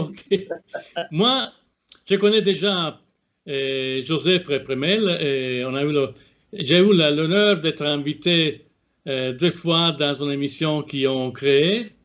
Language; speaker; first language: French; non-native, fluent; Italian